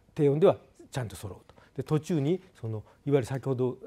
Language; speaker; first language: Japanese; native; Japanese